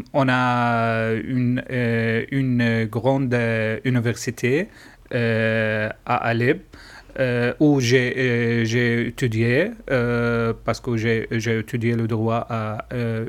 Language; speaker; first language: French; non-native, learner; Arabic